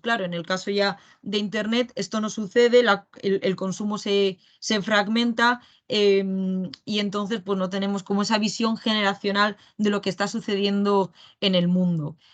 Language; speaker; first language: Spanish; native; Spanish